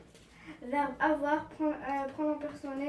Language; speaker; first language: French; non-native, learner; Arabic